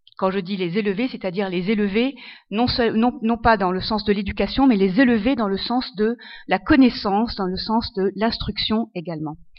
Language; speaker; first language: French; non-native, local second language; Arabic